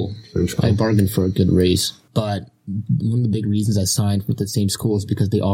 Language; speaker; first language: English; non-native, fluent; Russian